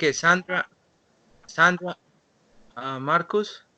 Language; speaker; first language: English; non-native, learner; Spanish